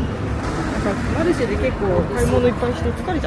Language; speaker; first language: Japanese; native; Japanese